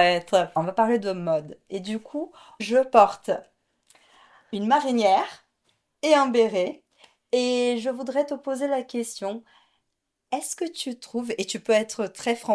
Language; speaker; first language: French; non-native, fluent; Portuguese